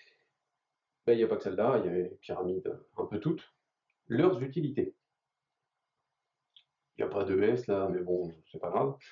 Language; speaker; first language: French; native; French